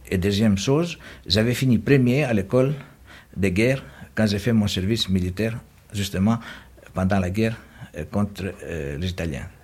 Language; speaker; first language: French; non-native, fluent; Greek